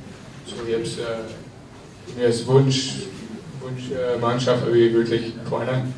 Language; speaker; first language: German; non-native, learner; French